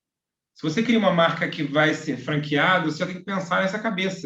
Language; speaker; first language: Portuguese; native; Portuguese